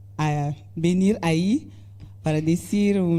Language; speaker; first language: Spanish; non-native, learner; French